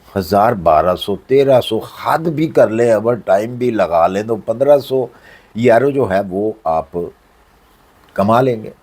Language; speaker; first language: Urdu; non-native, local second language; Punjabi